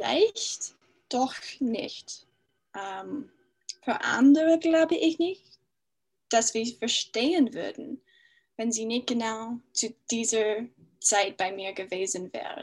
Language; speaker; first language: German; non-native, fluent; English